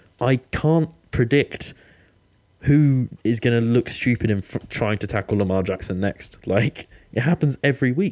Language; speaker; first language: English; native; English